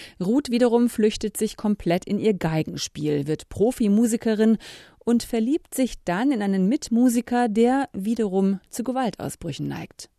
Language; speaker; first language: German; native; German